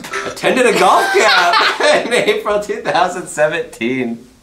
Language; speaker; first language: English; native; English